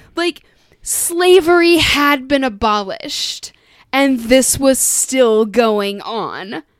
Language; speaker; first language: English; native; English